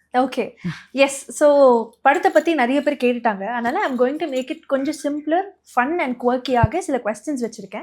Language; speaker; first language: Tamil; native; Tamil